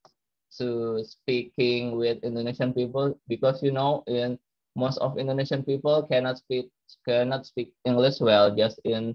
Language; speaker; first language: English; non-native, learner; Indonesian